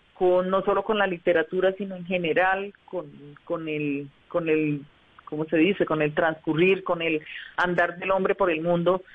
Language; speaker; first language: Spanish; native; Spanish